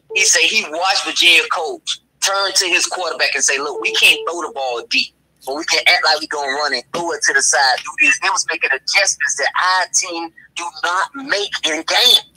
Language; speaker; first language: English; native; English